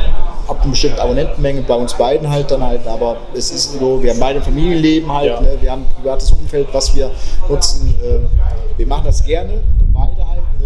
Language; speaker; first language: German; native; German